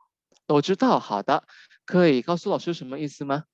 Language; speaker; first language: Chinese; non-native, fluent; Indonesian